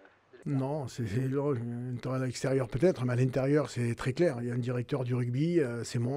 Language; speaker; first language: French; native; French